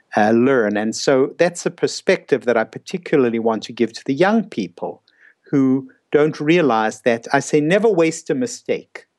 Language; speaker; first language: English; native; English